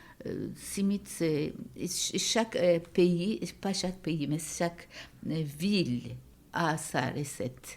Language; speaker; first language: French; non-native, fluent; Turkish